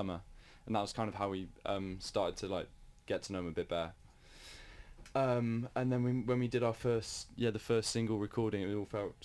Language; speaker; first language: English; native; English